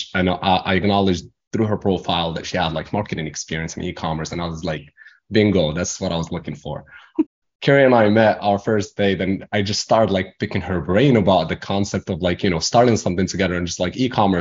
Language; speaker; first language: English; non-native, fluent; Arabic